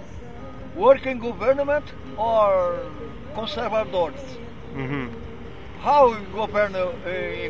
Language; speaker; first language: English; non-native, learner; Portuguese